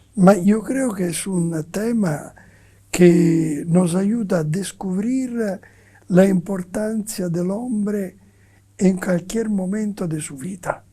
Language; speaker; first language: Spanish; non-native, fluent; Italian